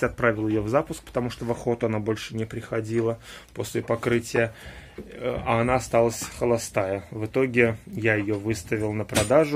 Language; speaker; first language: Russian; native; Russian